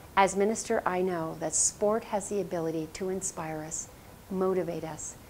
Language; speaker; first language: English; native; English